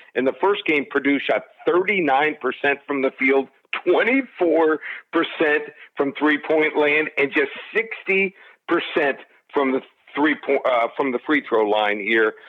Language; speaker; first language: English; native; English